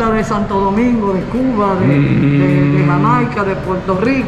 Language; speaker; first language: Spanish; native; Spanish